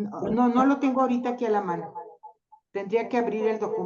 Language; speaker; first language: Spanish; native; Spanish